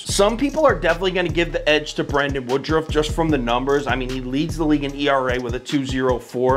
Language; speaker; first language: English; native; English